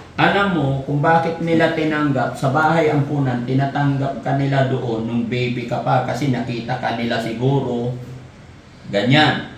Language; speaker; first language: Filipino; native; Filipino